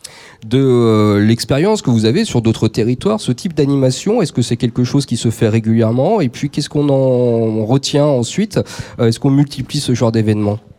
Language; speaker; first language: French; native; French